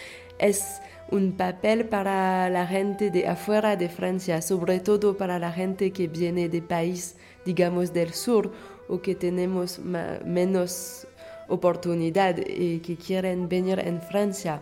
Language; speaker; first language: Spanish; non-native, fluent; French